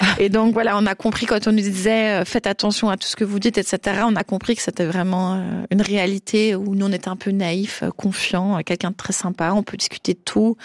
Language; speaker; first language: French; native; French